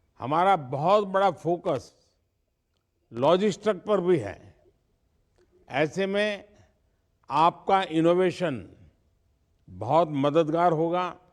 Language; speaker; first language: Hindi; non-native, local second language; Gujarati